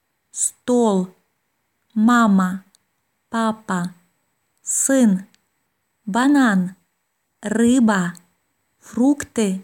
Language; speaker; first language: Russian; non-native, learner; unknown